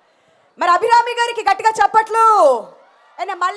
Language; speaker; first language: Telugu; native; Telugu